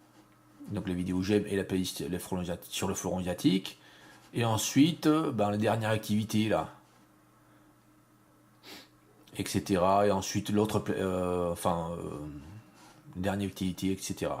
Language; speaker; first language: French; native; French